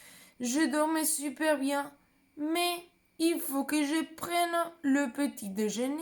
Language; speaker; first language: French; non-native, fluent; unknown